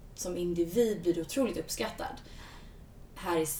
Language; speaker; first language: Swedish; native; Swedish